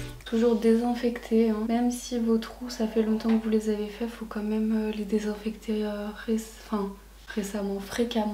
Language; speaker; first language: French; native; French